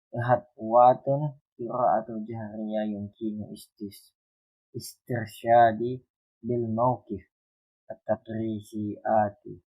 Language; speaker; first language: Arabic; non-native, learner; Indonesian